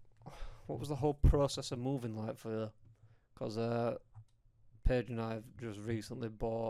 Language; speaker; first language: English; native; English